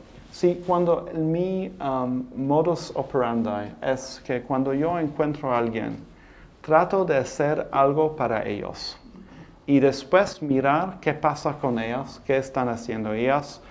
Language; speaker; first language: Spanish; non-native, fluent; English